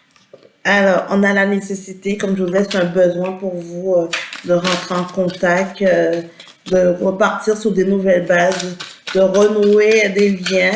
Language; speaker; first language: French; native; French